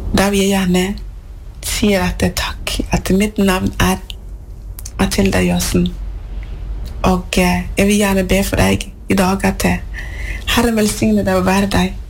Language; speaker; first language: Norwegian; non-native, fluent; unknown